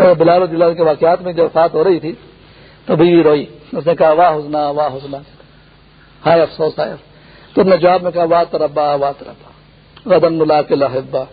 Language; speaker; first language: Urdu; non-native, local second language; Pashto